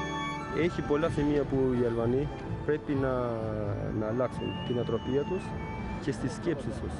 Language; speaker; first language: Greek; non-native, fluent; Albanian